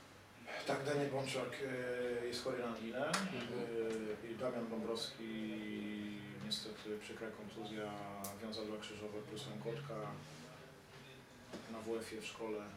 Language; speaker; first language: Polish; native; Polish